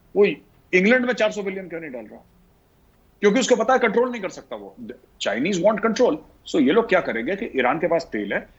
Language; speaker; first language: Hindi; native; Hindi